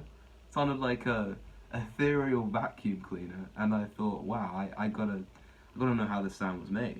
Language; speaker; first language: English; native; English